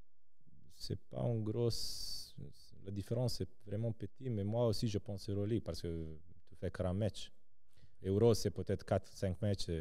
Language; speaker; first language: French; non-native, local second language; Serbian